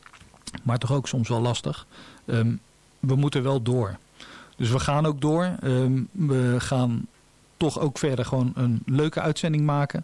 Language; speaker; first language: Dutch; native; Dutch